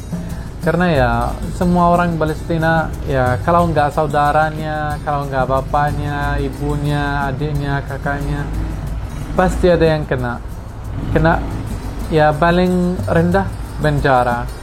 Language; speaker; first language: Indonesian; non-native, fluent; Arabic